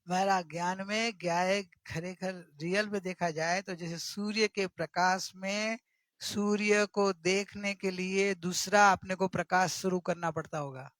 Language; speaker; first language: Hindi; non-native, local second language; Gujarati